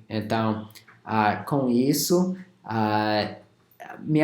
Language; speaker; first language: Portuguese; non-native, fluent; English